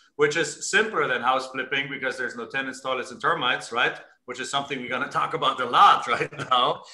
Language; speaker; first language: English; non-native, fluent; German